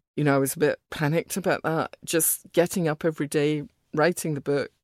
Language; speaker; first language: English; native; English